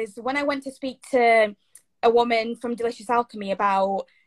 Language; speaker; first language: English; native; English